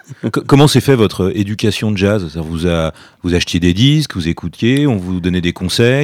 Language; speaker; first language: French; native; French